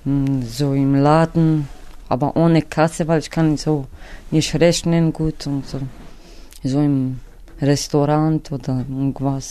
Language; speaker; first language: German; non-native, learner; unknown